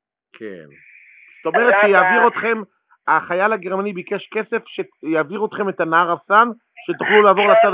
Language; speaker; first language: Hebrew; native; Hebrew